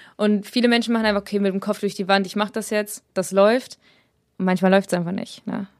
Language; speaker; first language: German; native; German